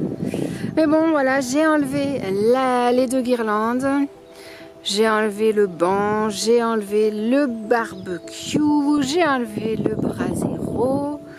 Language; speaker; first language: French; native; French